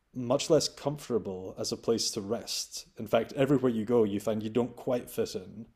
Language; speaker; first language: English; native; English